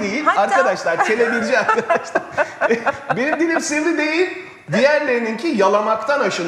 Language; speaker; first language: Turkish; native; Turkish